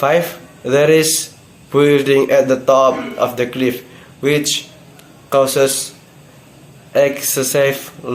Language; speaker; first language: English; non-native, learner; Indonesian